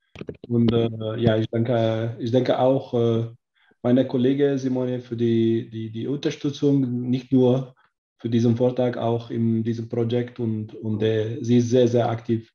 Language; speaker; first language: German; non-native, learner; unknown